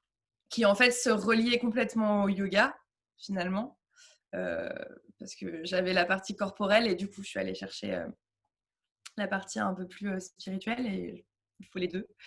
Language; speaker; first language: French; native; French